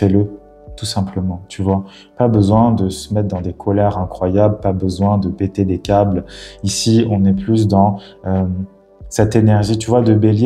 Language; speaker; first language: French; native; French